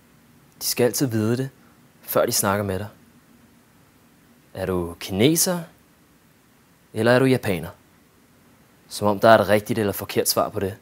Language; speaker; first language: Danish; early bilingual, other home language; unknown